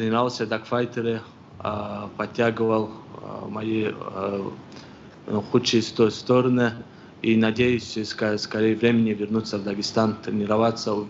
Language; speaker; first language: Russian; non-native, local second language; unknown